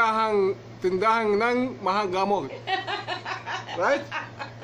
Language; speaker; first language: Filipino; non-native, learner; Arabic